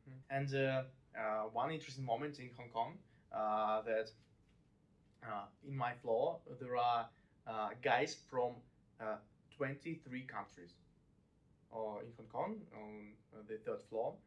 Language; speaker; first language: English; non-native, learner; Russian